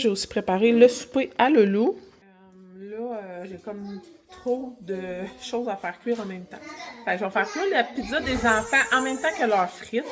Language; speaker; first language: French; native; French